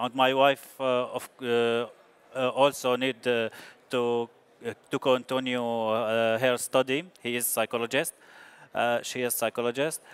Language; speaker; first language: English; non-native, learner; Arabic